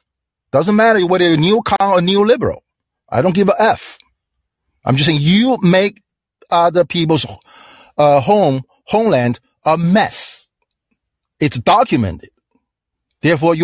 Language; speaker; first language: English; non-native, fluent; Chinese